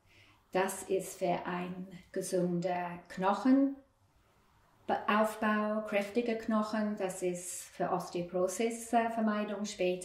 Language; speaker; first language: German; non-native, fluent; English